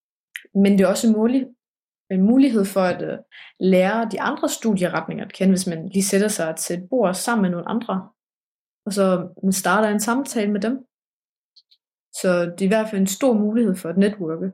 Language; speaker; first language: Danish; early bilingual, heritage; Danish